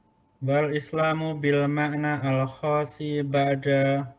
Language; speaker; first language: Arabic; non-native, learner; Indonesian